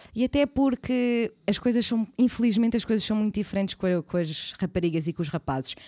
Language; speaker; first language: Portuguese; native; Portuguese